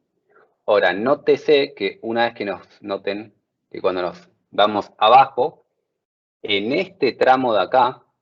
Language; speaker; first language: Spanish; native; Spanish